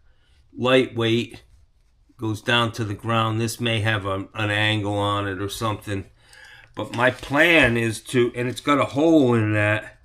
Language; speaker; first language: English; native; English